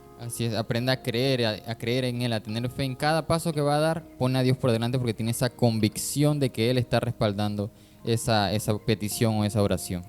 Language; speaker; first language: Spanish; native; Spanish